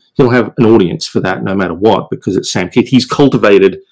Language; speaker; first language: English; native; English